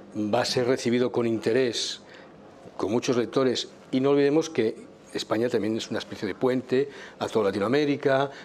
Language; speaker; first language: Spanish; native; Spanish